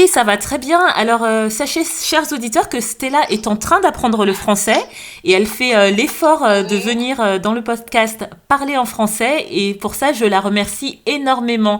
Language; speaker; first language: French; native; French